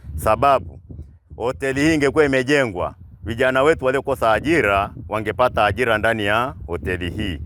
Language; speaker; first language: Swahili; native; Swahili